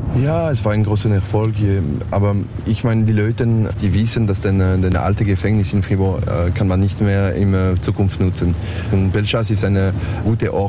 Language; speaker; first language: German; non-native, learner; French